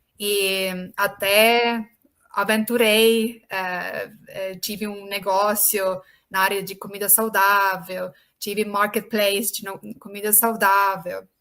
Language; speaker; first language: Portuguese; non-native, fluent; Estonian